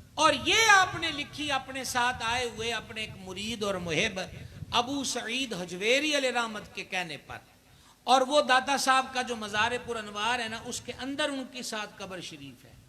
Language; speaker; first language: Urdu; non-native, local second language; Punjabi